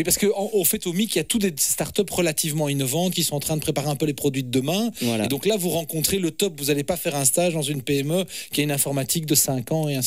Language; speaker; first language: French; native; French